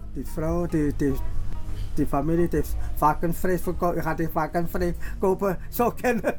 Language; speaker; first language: Dutch; non-native, learner; Chinese